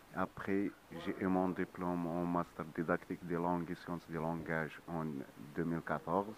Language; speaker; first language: French; non-native, local second language; Arabic